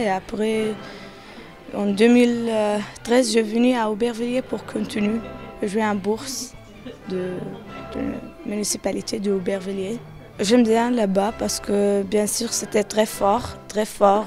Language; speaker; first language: French; non-native, learner; Arabic